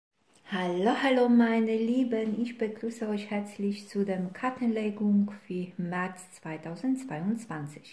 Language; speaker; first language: German; non-native, fluent; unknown